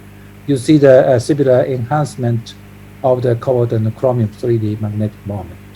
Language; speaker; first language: English; non-native, fluent; Japanese